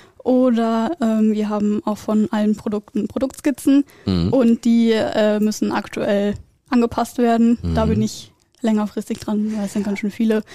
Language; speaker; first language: German; native; German